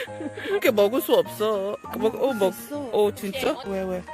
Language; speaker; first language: Korean; non-native, learner; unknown